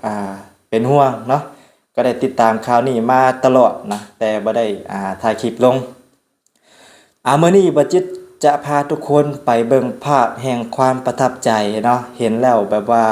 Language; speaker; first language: Thai; non-native, local second language; Northeastern Thai